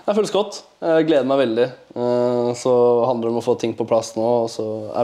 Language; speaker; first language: Norwegian; native; Norwegian